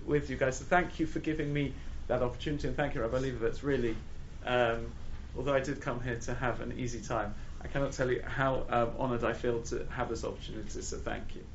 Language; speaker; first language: English; native; English